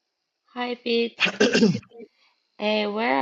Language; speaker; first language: English; non-native, learner; Portuguese